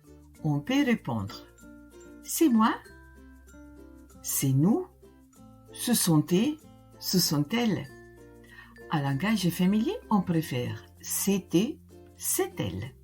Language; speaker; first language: French; non-native, fluent; Italian